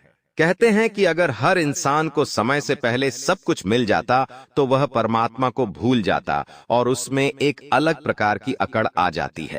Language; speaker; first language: Hindi; native; Hindi